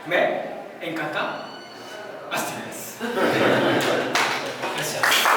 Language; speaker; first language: Spanish; non-native, learner; Japanese